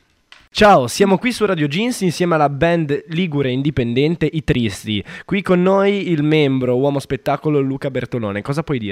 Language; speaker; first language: Italian; native; Italian